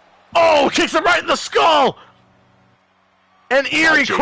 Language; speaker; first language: English; native; English